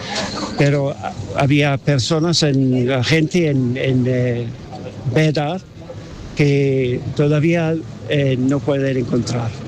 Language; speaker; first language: Spanish; non-native, learner; English